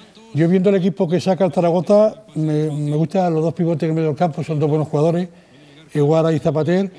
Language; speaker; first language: Spanish; native; Spanish